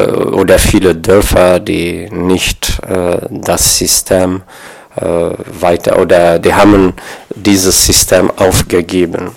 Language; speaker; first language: German; non-native, learner; Kabyle